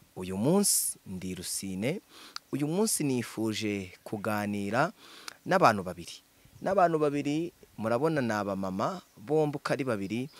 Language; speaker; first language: Kinyarwanda; native; Kinyarwanda